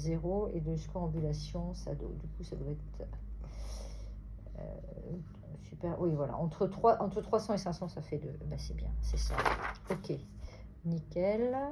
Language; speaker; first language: French; native; French